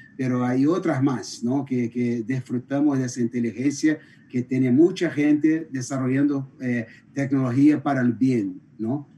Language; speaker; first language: Spanish; non-native, fluent; Portuguese